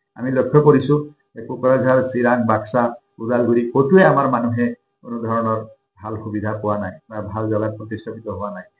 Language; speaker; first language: Assamese; non-native, local second language; Hindi